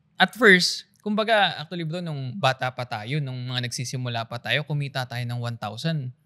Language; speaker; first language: Filipino; native; Filipino